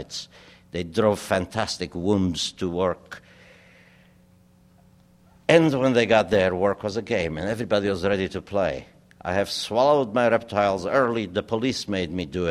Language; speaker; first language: English; non-native, fluent; German